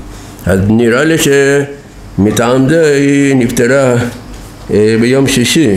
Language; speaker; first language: Hebrew; non-native, fluent; Persian